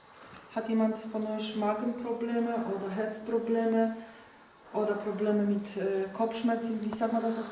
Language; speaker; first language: German; non-native, fluent; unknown